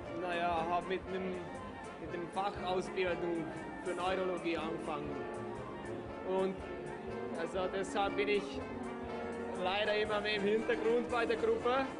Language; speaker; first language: German; non-native, local second language; Hungarian